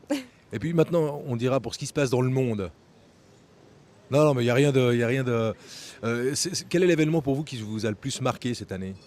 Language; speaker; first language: French; native; French